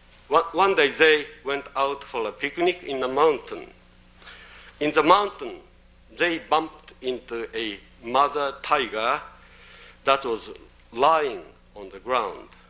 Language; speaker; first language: English; non-native, fluent; Japanese